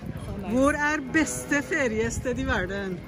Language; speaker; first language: Norwegian; non-native, learner; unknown